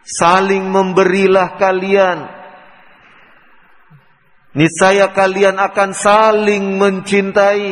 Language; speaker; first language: Indonesian; native; Indonesian